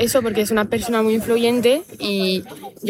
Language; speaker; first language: Spanish; non-native, fluent; French